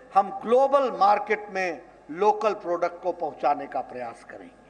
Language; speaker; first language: Hindi; native; Hindi